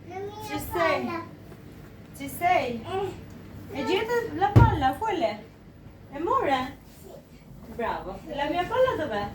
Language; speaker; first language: Italian; non-native, learner; Albanian